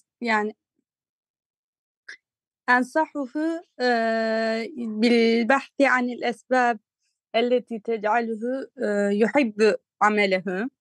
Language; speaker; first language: Arabic; non-native, learner; Turkish